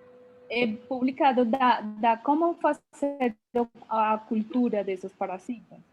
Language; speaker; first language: Portuguese; non-native, fluent; Spanish